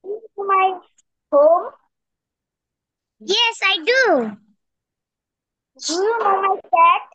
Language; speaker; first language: English; non-native, learner; Bangla